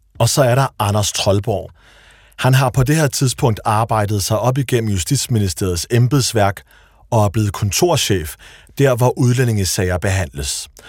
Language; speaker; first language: Danish; early bilingual, other home language; Arabic